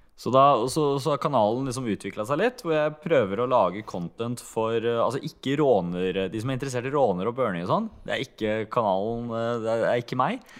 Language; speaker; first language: Norwegian; early bilingual, other home language; Hungarian